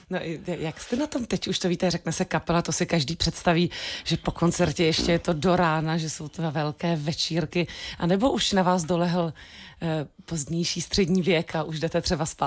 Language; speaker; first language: Czech; native; Czech